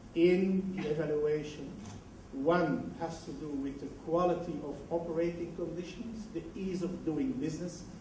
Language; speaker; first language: English; non-native, fluent; Dutch